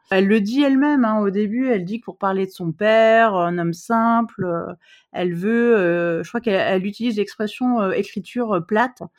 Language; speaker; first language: French; native; French